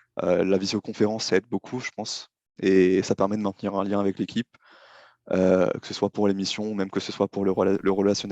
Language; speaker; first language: French; native; French